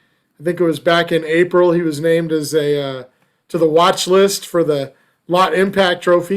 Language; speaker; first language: English; native; English